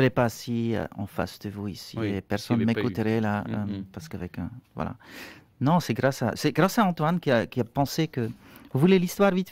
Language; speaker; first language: French; non-native, local second language; Swiss German